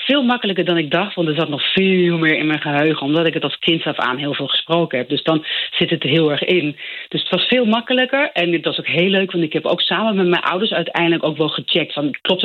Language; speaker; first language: Dutch; non-native, local second language; Low German